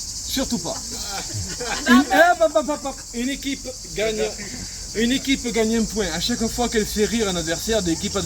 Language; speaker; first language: French; native; French